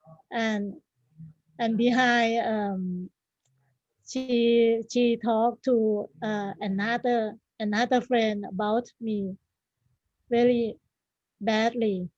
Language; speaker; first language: English; non-native, learner; Thai